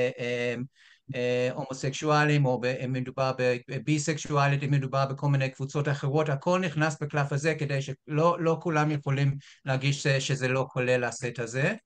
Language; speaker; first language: Hebrew; non-native, fluent; English